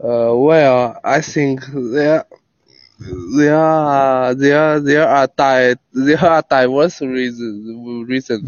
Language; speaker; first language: English; non-native, learner; Chinese